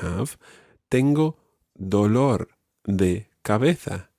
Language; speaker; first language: Spanish; non-native, fluent; English